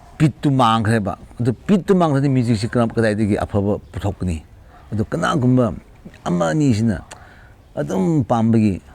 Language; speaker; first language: Manipuri; non-native, local second language; Tangkhul Naga (India)